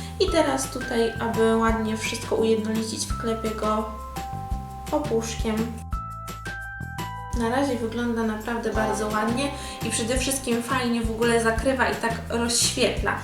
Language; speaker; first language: Polish; native; Polish